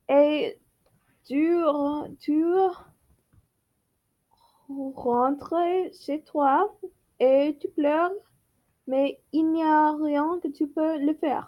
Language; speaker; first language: French; non-native, learner; English